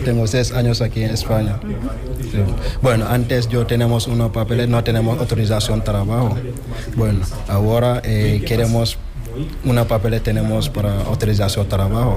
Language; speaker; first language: Spanish; non-native, learner; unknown